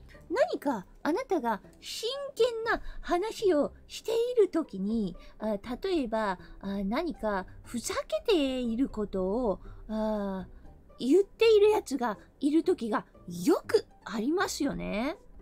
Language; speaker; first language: Japanese; non-native, fluent; English